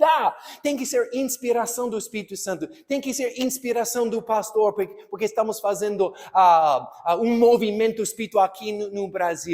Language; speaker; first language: Portuguese; non-native, fluent; English